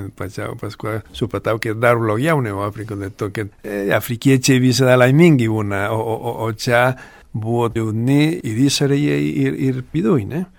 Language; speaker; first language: Lithuanian; non-native, fluent; Spanish